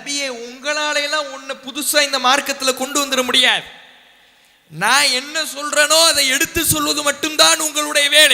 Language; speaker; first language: Tamil; native; Tamil